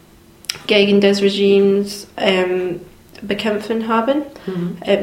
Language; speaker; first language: German; non-native, learner; English